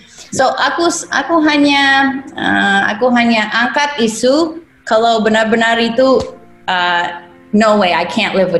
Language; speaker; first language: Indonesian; non-native, fluent; English